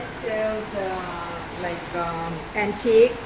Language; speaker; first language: English; non-native, learner; Thai